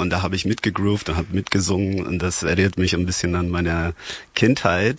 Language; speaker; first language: German; non-native, fluent; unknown